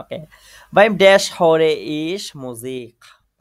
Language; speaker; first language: German; non-native, fluent; Bangla